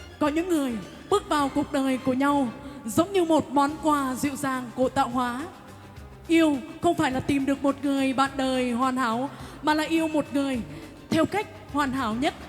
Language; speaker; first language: Vietnamese; non-native, local second language; Jarai